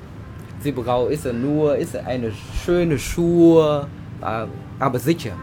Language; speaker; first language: German; non-native, learner; Vietnamese